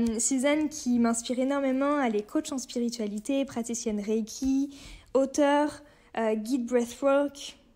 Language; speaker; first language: French; native; French